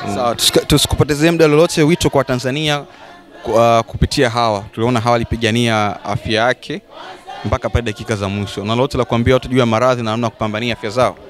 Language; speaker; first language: Swahili; native; Swahili